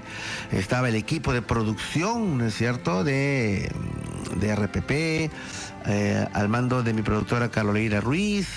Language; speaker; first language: Spanish; native; Spanish